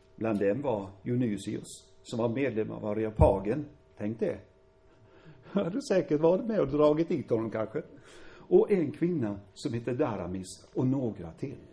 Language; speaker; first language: Swedish; native; Swedish